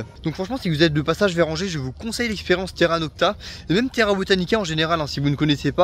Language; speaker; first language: French; native; French